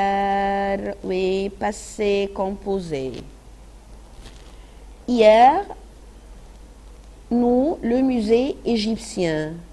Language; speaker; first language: French; non-native, fluent; Arabic